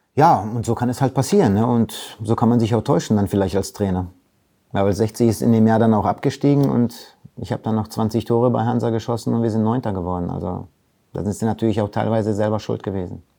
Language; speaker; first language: German; early bilingual, other home language; Polish